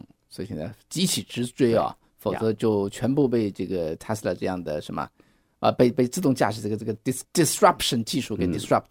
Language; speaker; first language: Chinese; native; Chinese